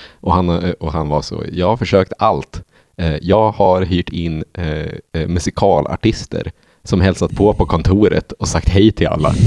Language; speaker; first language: Swedish; native; Swedish